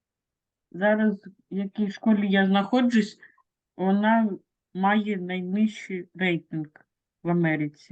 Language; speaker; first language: Ukrainian; non-native, local second language; Russian